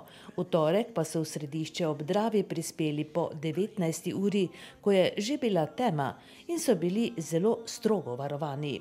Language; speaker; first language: Slovenian; native; Slovenian